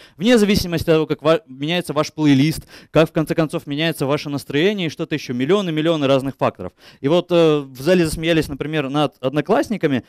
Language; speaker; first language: Russian; native; Russian